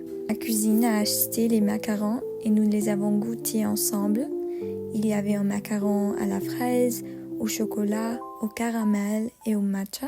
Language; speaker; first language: French; non-native, learner; English